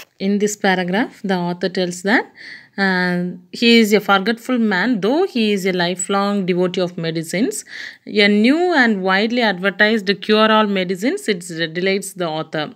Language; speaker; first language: English; non-native, local second language; Tamil